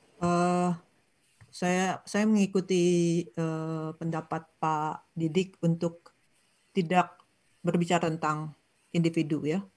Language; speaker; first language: Indonesian; non-native, local second language; Sundanese